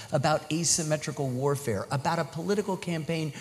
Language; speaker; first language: English; native; English